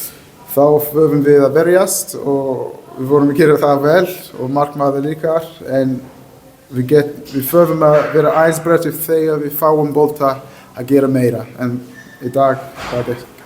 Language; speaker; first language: Icelandic; non-native, learner; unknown